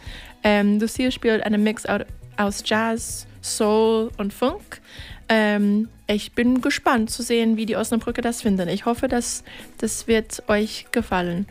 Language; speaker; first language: German; non-native, fluent; English